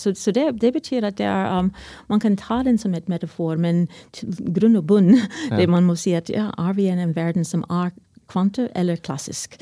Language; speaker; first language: Norwegian; non-native, fluent; English